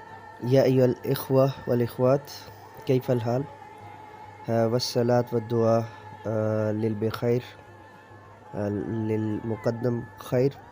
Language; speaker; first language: Arabic; non-native, learner; Urdu